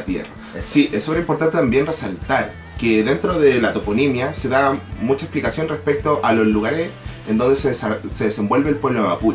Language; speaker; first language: Spanish; native; Spanish